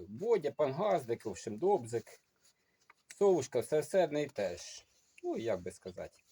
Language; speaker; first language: Ukrainian; non-native, local second language; Russian